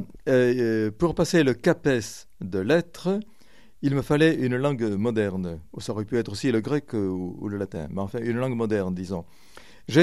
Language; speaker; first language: French; native; French